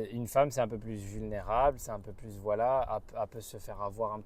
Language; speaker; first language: French; native; French